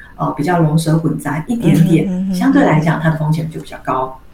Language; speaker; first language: Chinese; native; Chinese